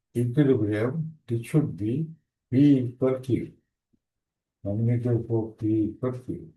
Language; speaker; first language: English; non-native, local second language; Sinhala